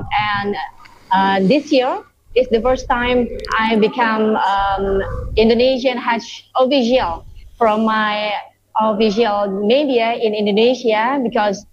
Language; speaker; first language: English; non-native, learner; Indonesian